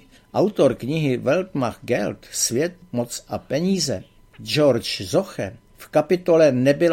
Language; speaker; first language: Czech; native; Czech